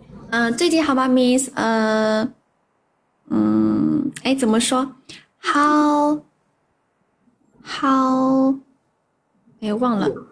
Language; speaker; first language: Chinese; non-native, learner; Thai